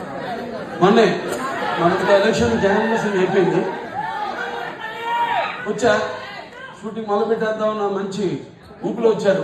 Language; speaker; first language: Telugu; native; Telugu